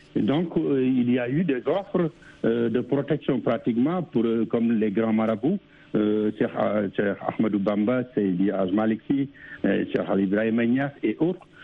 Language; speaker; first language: French; non-native, local second language; Wolof